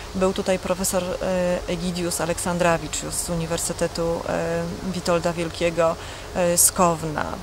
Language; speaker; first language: Polish; native; Polish